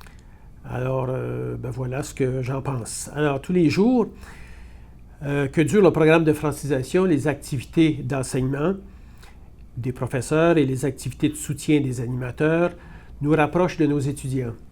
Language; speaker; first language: French; native; French